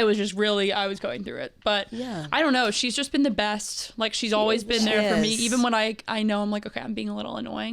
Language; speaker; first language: English; native; English